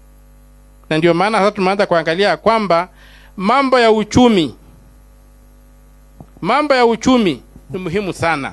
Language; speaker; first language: Swahili; non-native, local second language; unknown